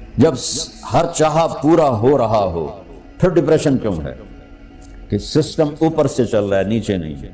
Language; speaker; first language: Urdu; non-native, local second language; Punjabi